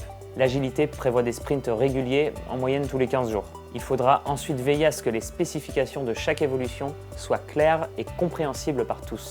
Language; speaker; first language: French; native; French